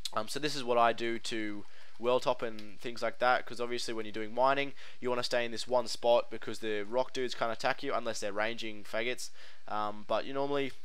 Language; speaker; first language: English; native; English